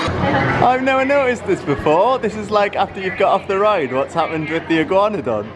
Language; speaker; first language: English; native; English